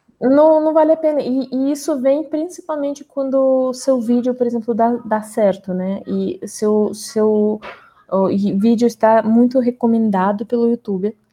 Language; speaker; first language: Portuguese; non-native, fluent; Russian